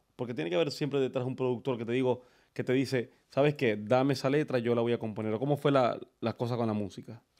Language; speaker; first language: Spanish; native; Spanish